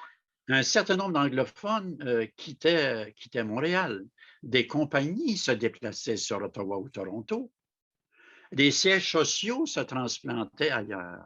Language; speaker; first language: French; native; French